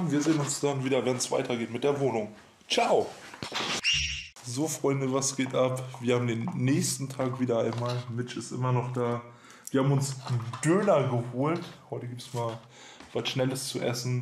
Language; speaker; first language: German; native; German